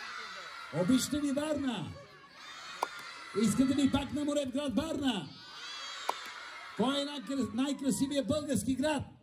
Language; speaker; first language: Bulgarian; native; Bulgarian